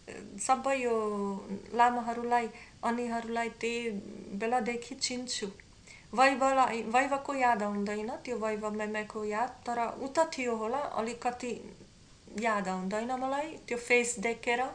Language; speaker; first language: Nepali; non-native, learner; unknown